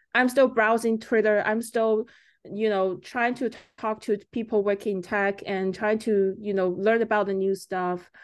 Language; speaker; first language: English; early bilingual, other home language; Chinese